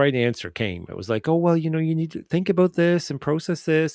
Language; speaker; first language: English; native; English